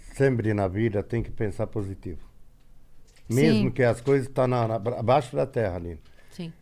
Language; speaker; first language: Portuguese; non-native, learner; Arabic